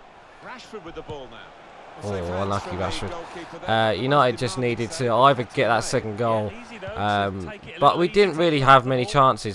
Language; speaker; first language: English; native; English